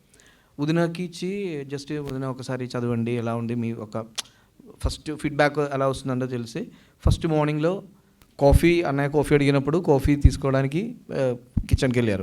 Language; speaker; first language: Telugu; non-native, local second language; Malayalam